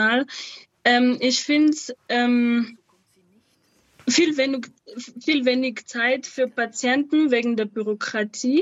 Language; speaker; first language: German; non-native, fluent; Malagasy